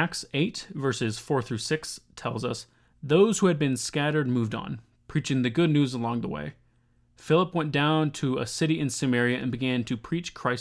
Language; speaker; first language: English; native; English